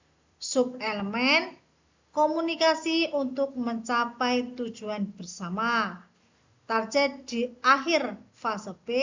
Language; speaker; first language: Indonesian; native; Indonesian